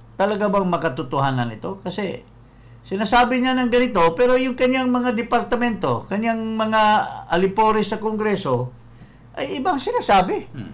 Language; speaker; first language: Filipino; non-native, local second language; Cebuano